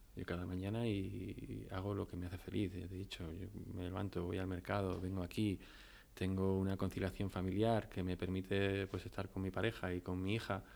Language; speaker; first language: Spanish; native; Spanish